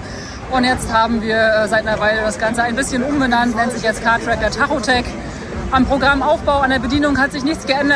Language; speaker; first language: German; native; German